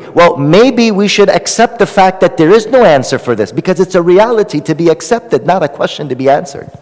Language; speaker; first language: English; native; English